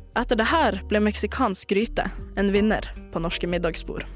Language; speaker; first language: Norwegian; native; Norwegian